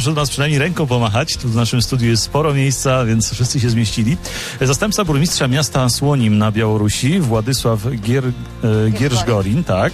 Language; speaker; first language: Polish; native; Polish